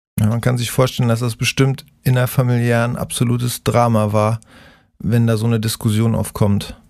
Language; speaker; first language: German; native; German